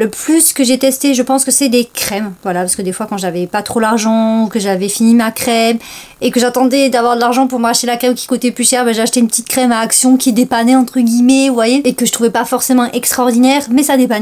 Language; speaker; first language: French; native; French